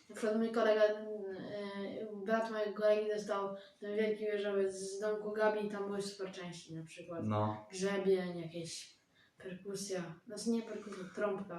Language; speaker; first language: Polish; native; Polish